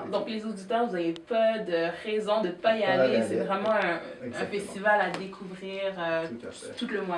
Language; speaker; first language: French; native; French